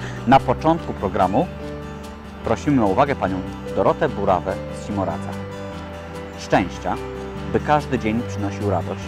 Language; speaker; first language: Polish; native; Polish